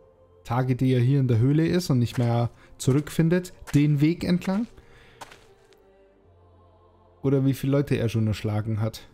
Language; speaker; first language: German; native; German